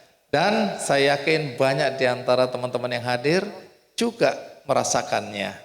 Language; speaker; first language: Indonesian; native; Indonesian